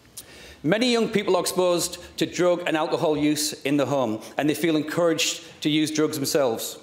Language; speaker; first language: English; native; English